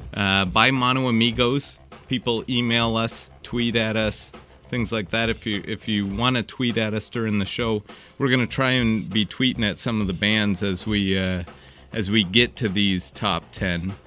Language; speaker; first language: English; native; English